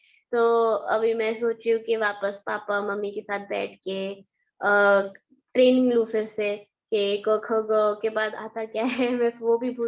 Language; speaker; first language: Hindi; early bilingual, heritage; Hindi